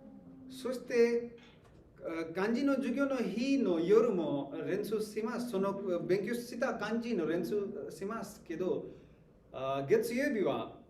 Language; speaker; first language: Japanese; non-native, learner; Hindi